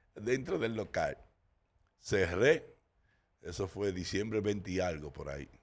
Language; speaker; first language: Spanish; early bilingual, heritage; Spanish